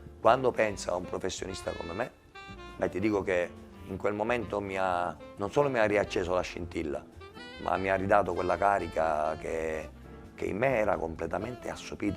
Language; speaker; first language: Italian; native; Italian